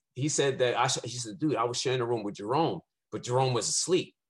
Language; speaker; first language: English; native; English